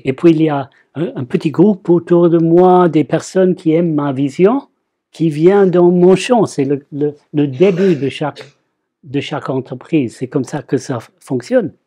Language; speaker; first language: French; non-native, fluent; English